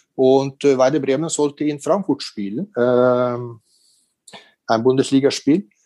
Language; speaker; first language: German; non-native, fluent; Norwegian